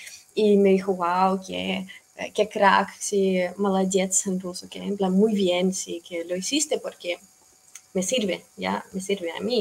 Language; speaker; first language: Spanish; non-native, fluent; Russian